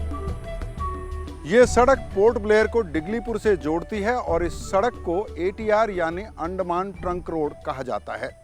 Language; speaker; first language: Hindi; native; Hindi